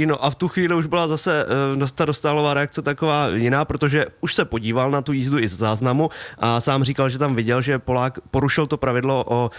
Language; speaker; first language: Czech; native; Czech